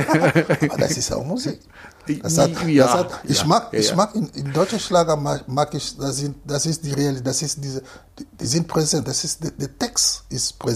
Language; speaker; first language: German; non-native, fluent; Lingala